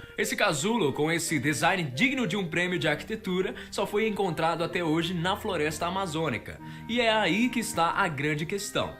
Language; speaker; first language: Portuguese; native; Portuguese